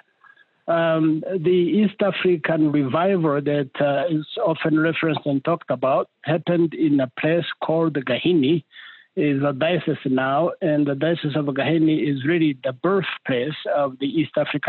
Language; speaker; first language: English; non-native, local second language; Kinyarwanda